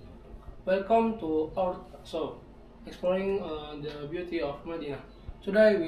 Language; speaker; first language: English; non-native, learner; Indonesian